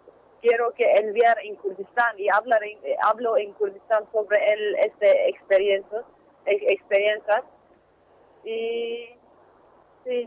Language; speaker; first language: Spanish; non-native, learner; Kurdish